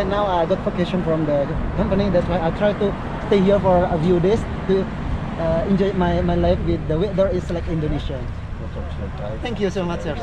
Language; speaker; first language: English; non-native, learner; Indonesian